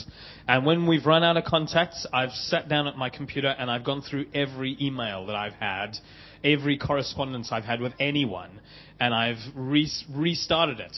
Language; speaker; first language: English; native; English